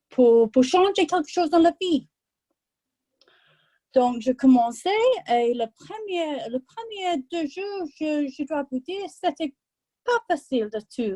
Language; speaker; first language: French; non-native, fluent; English